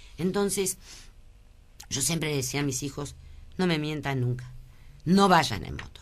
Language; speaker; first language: Spanish; early bilingual, other home language; French